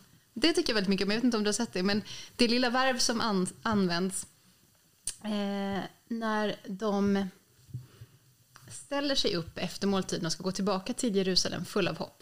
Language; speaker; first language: Swedish; native; Swedish